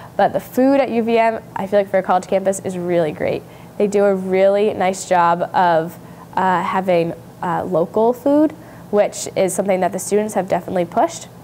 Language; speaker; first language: English; native; English